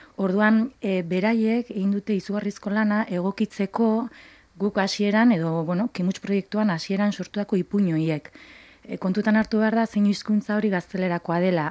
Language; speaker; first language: Basque; native; Basque